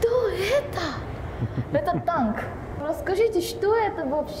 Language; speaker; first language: Russian; non-native, fluent; Korean